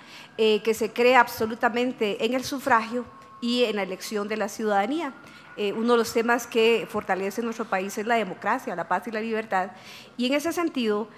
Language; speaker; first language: Spanish; native; Spanish